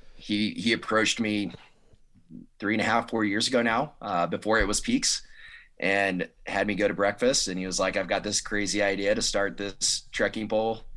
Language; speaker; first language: English; native; English